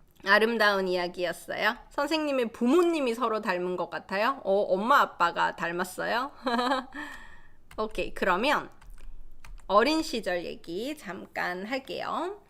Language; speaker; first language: Korean; native; Korean